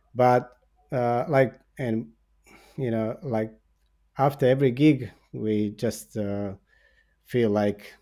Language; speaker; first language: English; non-native, fluent; Bosnian